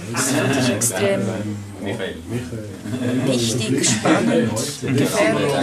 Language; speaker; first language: German; non-native, fluent; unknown